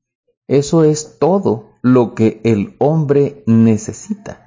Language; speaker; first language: Spanish; native; Spanish